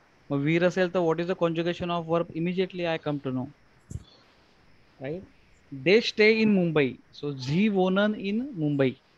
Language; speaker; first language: English; non-native, local second language; Marathi